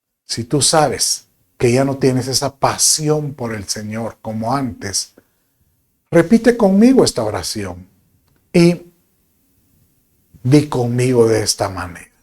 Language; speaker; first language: Spanish; native; Spanish